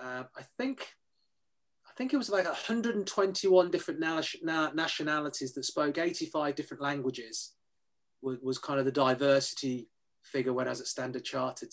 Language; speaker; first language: English; native; English